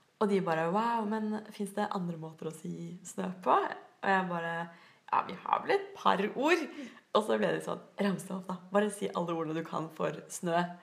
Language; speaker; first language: Norwegian; native; Norwegian